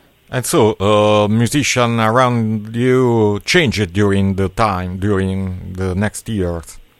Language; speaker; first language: English; non-native, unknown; Italian